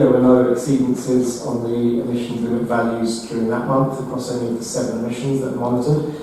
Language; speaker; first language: English; native; English